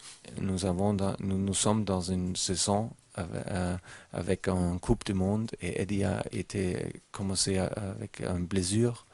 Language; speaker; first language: French; non-native, learner; German